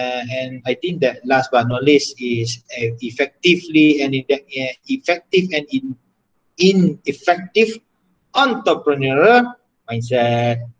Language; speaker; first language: English; non-native, local second language; Malay